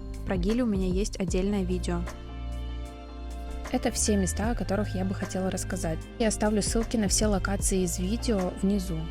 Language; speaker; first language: Russian; native; Russian